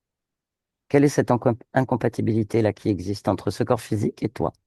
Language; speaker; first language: French; native; French